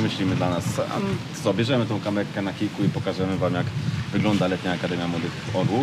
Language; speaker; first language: Polish; native; Polish